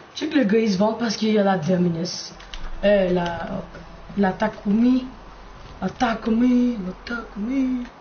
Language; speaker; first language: French; native; French